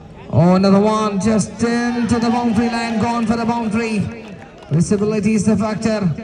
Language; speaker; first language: English; non-native, local second language; Malayalam